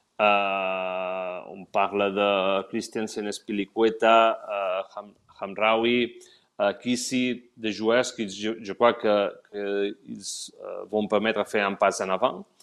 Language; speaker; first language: French; non-native, learner; Spanish